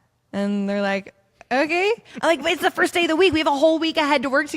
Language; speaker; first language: English; native; English